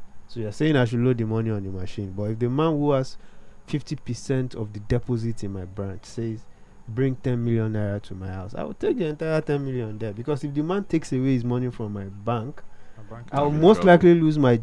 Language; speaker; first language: English; non-native, local second language; Yoruba